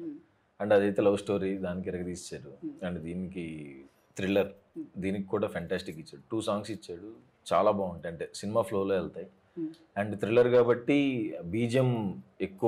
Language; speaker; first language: Telugu; native; Telugu